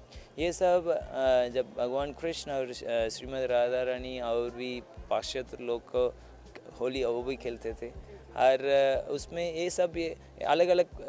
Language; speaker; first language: Hindi; non-native, local second language; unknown